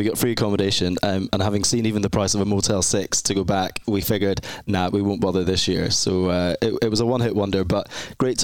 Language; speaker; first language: English; native; English